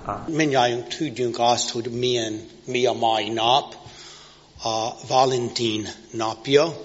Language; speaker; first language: Hungarian; non-native, fluent; English